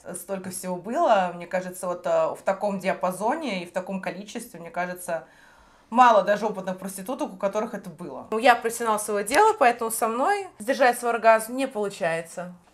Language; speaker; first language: Russian; native; Russian